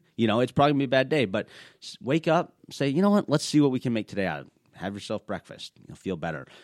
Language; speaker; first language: English; native; English